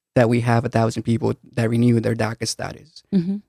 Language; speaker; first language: English; early bilingual, other home language; Spanish